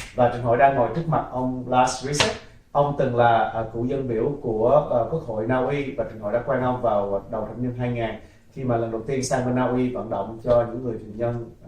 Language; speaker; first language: Vietnamese; early bilingual, other home language; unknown